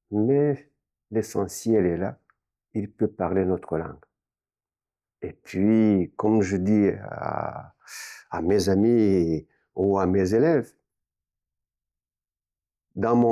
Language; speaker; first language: French; non-native, local second language; Kinyarwanda